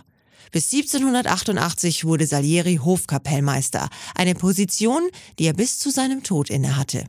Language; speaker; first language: German; native; German